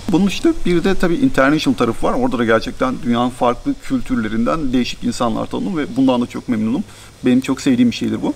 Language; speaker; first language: Turkish; native; Turkish